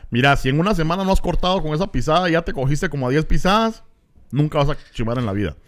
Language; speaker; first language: Spanish; native; Spanish